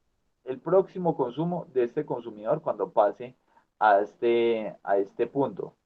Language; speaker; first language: Spanish; native; Spanish